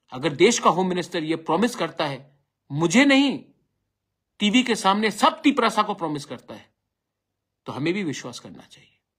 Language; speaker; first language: Hindi; non-native, local second language; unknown